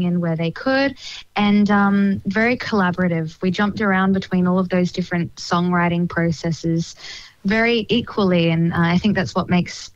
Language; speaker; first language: English; native; English